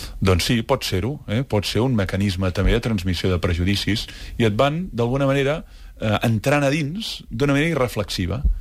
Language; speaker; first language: Catalan; native; Catalan